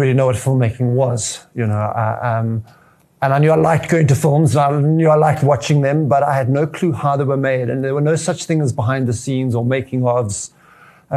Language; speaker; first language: English; native; English